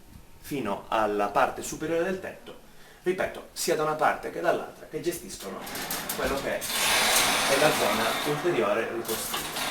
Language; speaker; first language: Italian; native; Italian